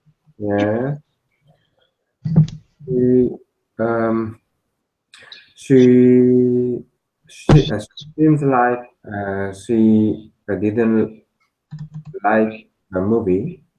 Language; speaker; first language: English; non-native, learner; Korean